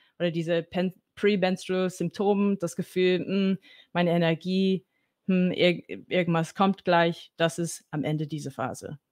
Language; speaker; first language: German; non-native, fluent; English